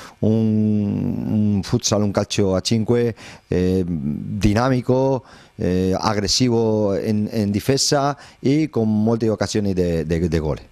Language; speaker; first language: Italian; non-native, learner; Spanish